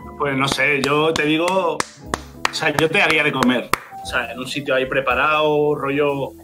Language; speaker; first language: Spanish; native; Spanish